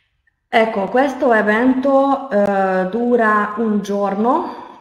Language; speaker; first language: Italian; non-native, fluent; Hungarian